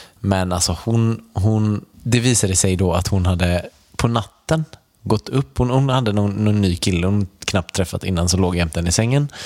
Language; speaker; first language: Swedish; native; Swedish